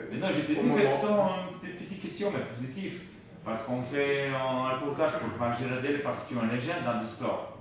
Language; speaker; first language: French; non-native, learner; Bulgarian